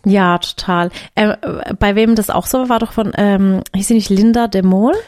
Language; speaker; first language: German; early bilingual, other home language; Turkish